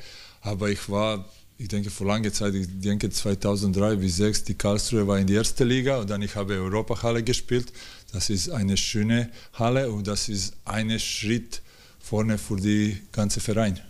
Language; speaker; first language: German; non-native, fluent; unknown